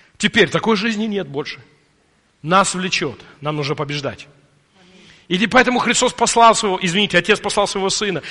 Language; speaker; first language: Russian; native; Russian